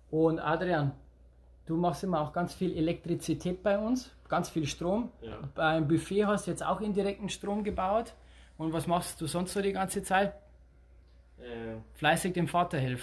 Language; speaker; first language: German; native; German